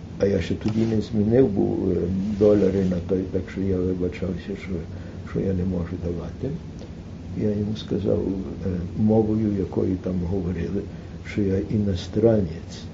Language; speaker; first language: Ukrainian; early bilingual, heritage; Ukrainian